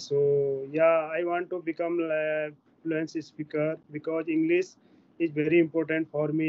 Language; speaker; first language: English; non-native, learner; Hindi